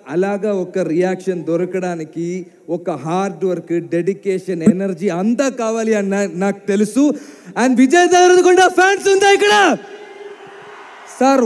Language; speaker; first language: Telugu; non-native, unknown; Malayalam